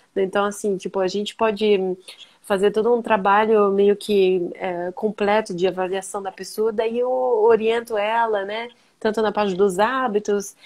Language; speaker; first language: Portuguese; non-native, fluent; French